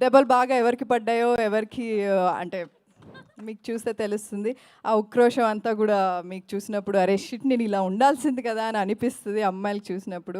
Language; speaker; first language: Telugu; native; Telugu